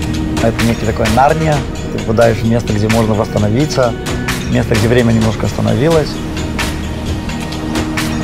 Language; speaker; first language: Russian; native; Russian